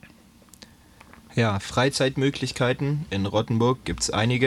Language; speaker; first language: German; native; German